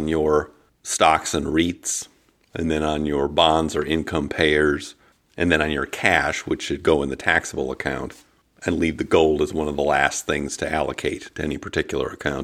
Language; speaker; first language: English; native; English